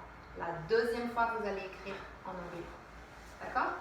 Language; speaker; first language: French; non-native, fluent; English